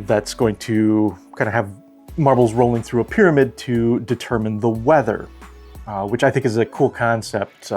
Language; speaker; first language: English; native; English